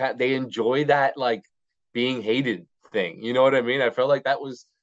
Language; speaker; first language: English; native; English